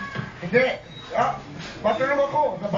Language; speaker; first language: Filipino; non-native, learner; Korean